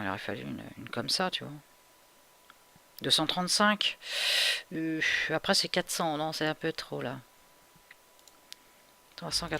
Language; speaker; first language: French; native; French